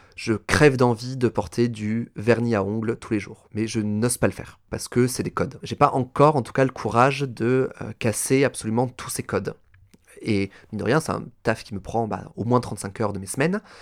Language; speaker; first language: French; native; French